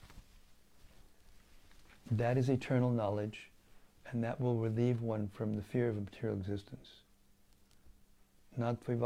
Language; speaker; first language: English; native; English